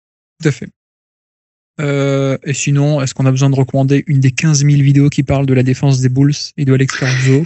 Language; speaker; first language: French; native; French